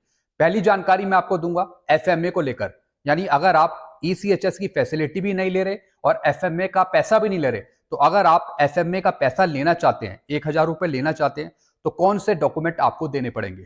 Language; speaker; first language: Hindi; native; Hindi